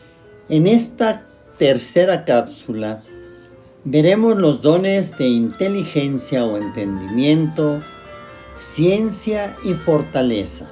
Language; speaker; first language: Spanish; native; Spanish